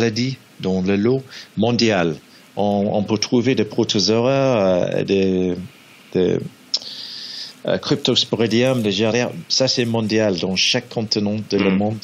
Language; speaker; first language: French; non-native, learner; English